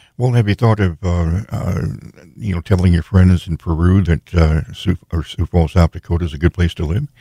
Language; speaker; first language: English; native; English